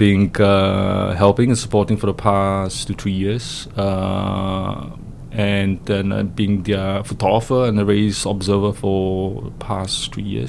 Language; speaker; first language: English; non-native, local second language; Cantonese